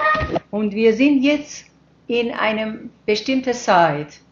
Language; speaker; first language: German; non-native, fluent; Persian